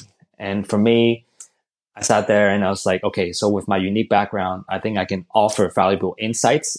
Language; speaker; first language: English; non-native, local second language; Cantonese